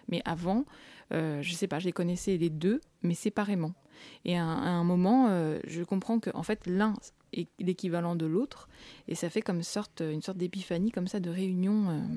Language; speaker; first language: French; early bilingual, other home language; Russian